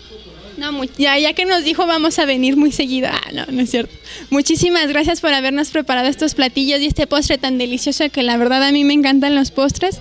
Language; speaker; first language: Spanish; native; Spanish